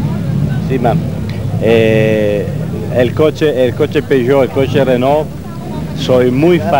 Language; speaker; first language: Spanish; non-native, learner; Italian